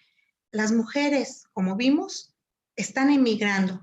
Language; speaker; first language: Spanish; native; Spanish